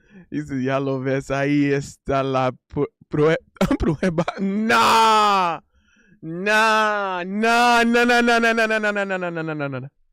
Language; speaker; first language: Spanish; non-native, learner; English